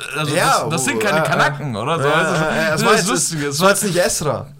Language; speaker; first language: German; early bilingual, other home language; Persian